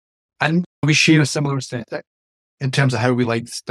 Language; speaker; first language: English; native; English